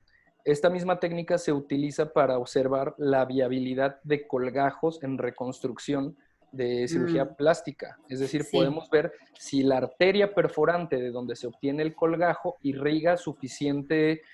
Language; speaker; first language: Spanish; native; Spanish